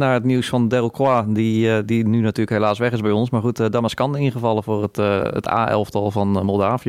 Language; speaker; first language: Dutch; native; Dutch